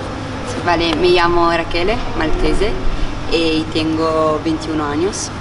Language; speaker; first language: Spanish; non-native, learner; Italian